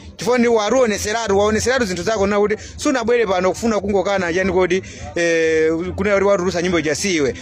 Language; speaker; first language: Nyanja; native; Nyanja